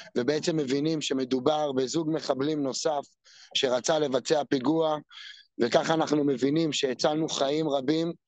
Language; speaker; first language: Hebrew; native; Hebrew